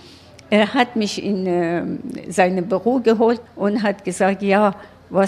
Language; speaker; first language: German; non-native, learner; Persian